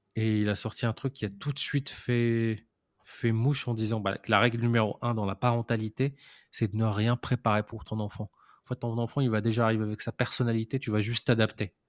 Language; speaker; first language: French; non-native, local second language; Arabic